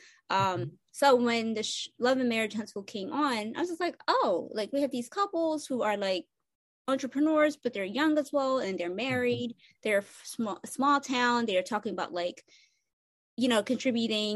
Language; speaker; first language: English; non-native, fluent; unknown